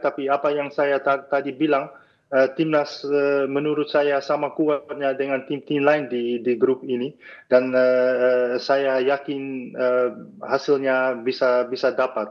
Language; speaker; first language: Indonesian; non-native, fluent; Dutch